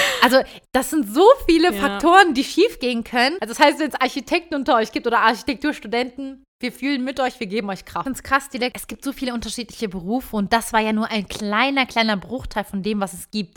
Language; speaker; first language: German; early bilingual, other home language; Turkish